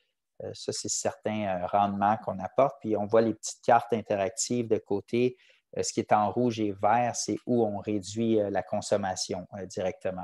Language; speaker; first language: French; native; French